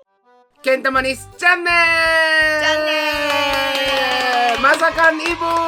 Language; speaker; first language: Indonesian; non-native, fluent; Japanese